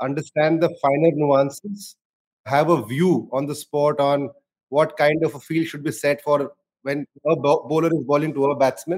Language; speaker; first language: English; non-native, local second language; Hindi